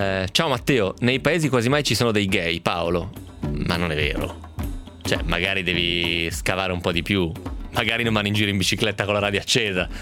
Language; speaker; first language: Italian; native; Italian